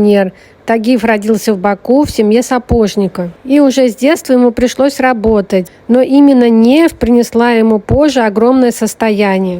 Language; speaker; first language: Russian; native; Russian